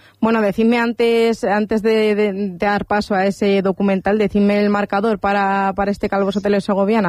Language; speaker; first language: Spanish; native; Spanish